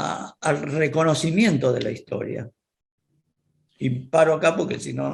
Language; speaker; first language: Spanish; native; Spanish